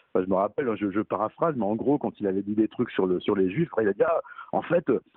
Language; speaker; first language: French; native; French